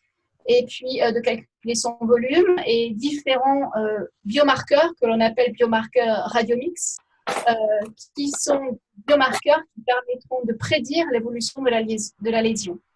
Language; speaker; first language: French; native; French